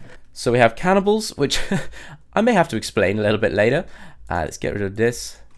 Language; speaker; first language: English; native; English